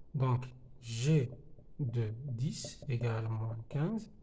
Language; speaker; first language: French; non-native, local second language; Arabic